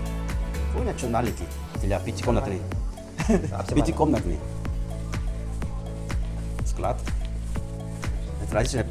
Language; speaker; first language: Russian; non-native, learner; Korean